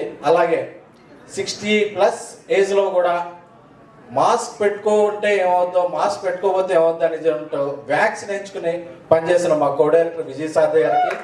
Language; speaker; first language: Telugu; native; Telugu